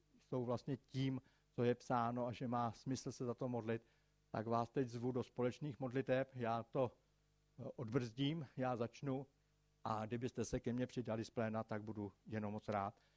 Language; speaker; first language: Czech; native; Czech